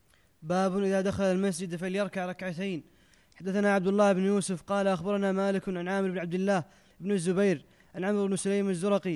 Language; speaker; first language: Arabic; native; Arabic